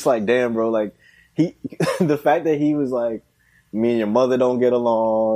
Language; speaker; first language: English; native; English